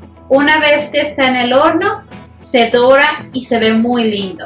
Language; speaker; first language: Spanish; native; Spanish